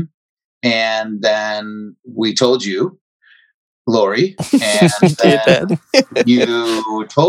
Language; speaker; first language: English; native; English